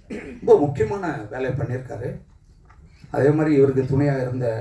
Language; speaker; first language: Tamil; native; Tamil